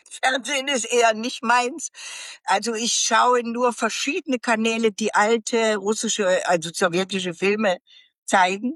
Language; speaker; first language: German; native; German